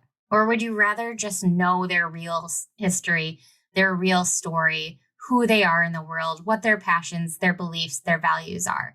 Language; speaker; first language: English; native; English